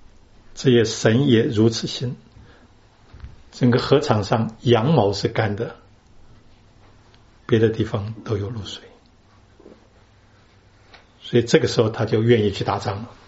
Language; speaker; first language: Chinese; native; Chinese